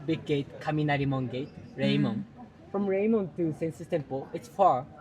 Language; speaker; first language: English; non-native, learner; Japanese